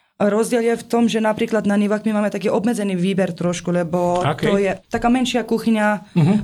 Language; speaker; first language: Slovak; non-native, fluent; Persian